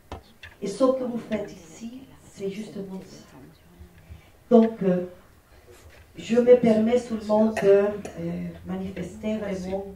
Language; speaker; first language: French; non-native, fluent; Spanish